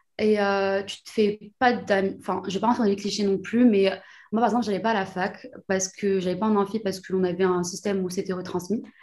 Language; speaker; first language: French; non-native, local second language; Arabic